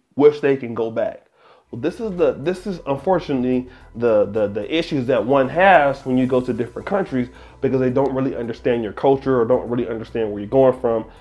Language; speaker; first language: English; native; English